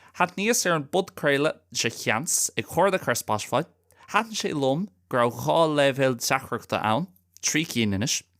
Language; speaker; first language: Irish; non-native, local second language; English